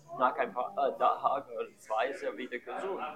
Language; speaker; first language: German; non-native, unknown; English